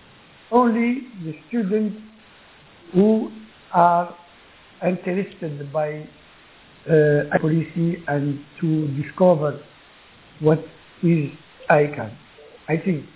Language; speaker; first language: English; non-native, learner; Arabic